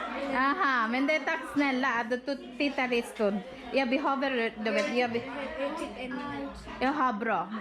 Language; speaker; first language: Swedish; non-native, fluent; Cebuano